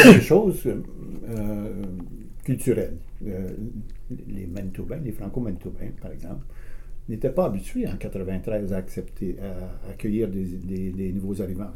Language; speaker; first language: French; native; French